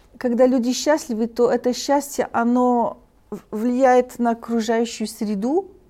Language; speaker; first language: Russian; early bilingual, heritage; Russian